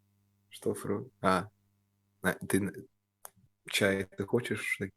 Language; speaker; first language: Russian; early bilingual, heritage; Russian